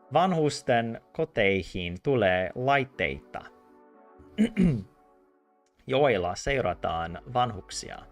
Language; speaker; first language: Finnish; non-native, learner; English